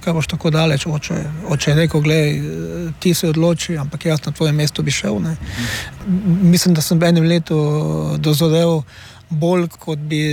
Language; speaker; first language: Slovenian; native; Slovenian